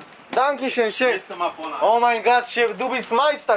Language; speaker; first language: German; non-native, learner; Macedonian